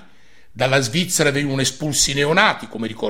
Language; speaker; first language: Italian; native; Italian